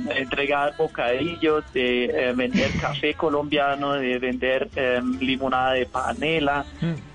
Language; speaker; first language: Spanish; non-native, fluent; German